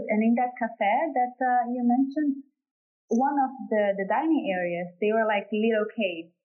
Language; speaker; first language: English; non-native, fluent; Portuguese